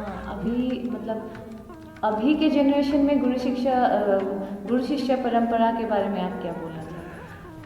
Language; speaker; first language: Hindi; non-native, local second language; Assamese